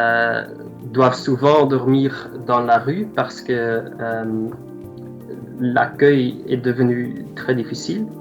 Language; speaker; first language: French; non-native, local second language; Dutch